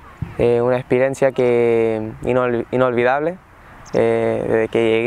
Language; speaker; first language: Spanish; early bilingual, heritage; Spanish